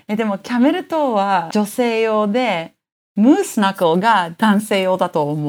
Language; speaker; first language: Japanese; early bilingual, heritage; Japanese